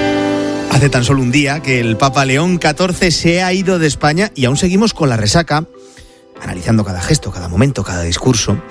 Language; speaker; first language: Spanish; native; Spanish